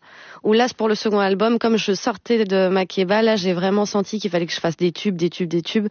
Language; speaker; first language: French; native; French